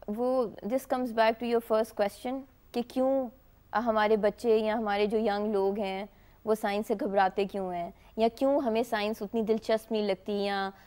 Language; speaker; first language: Hindi; native; Hindi